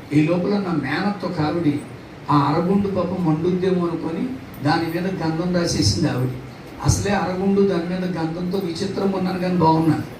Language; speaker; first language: Telugu; non-native, local second language; Tamil